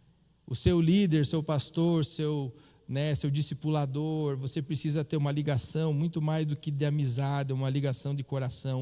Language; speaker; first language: Portuguese; native; Portuguese